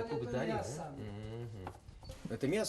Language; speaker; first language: Russian; non-native, learner; Korean